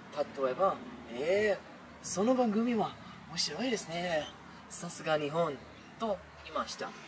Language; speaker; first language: Japanese; non-native, learner; English